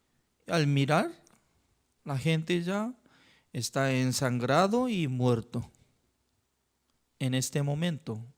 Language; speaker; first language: Spanish; non-native, fluent; Korean